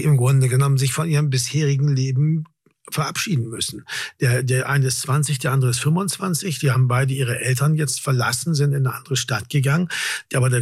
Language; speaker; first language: German; native; German